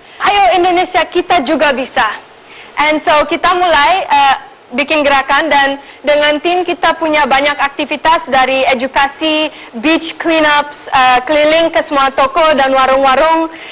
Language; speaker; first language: Indonesian; non-native, local second language; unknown